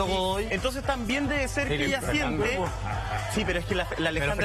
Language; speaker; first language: Spanish; native; Spanish